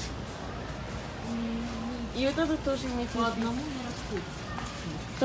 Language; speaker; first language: Russian; early bilingual, heritage; Russian